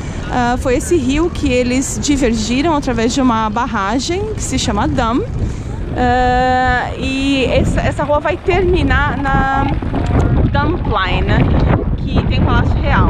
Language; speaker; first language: Portuguese; native; Portuguese